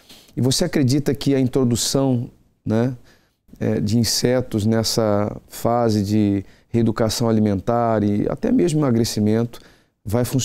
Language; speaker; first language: Portuguese; native; Portuguese